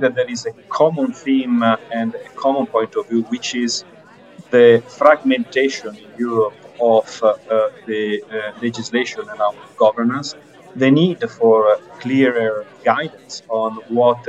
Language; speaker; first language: English; non-native, fluent; Italian